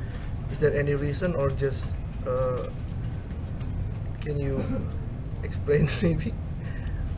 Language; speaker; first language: English; non-native, learner; Indonesian